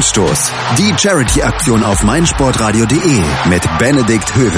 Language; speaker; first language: German; native; German